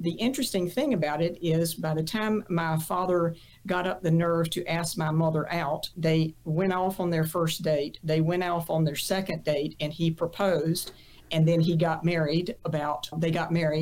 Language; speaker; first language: English; native; English